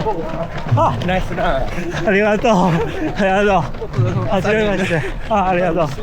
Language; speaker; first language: Japanese; non-native, learner; Chinese